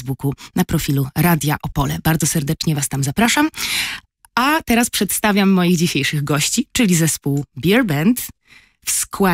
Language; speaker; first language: Polish; native; Polish